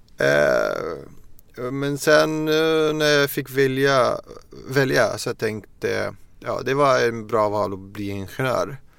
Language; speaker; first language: Swedish; non-native, fluent; Arabic